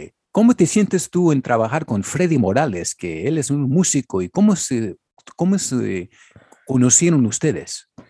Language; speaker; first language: Spanish; early bilingual, heritage; Spanish